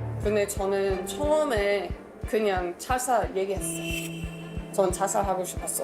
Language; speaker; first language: Korean; non-native, learner; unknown